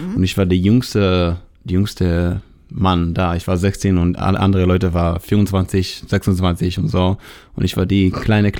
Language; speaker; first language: German; non-native, fluent; Hebrew